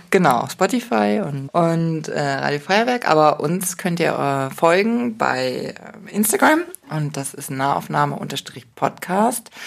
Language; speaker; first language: German; native; German